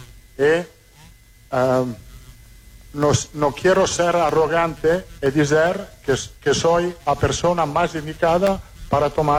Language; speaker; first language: Portuguese; non-native, fluent; Italian